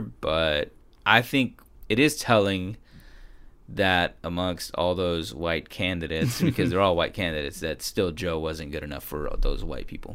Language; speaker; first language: English; early bilingual, other home language; Spanish